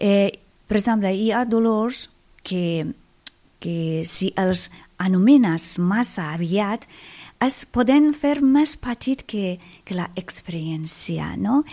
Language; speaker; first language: Catalan; non-native, fluent; Persian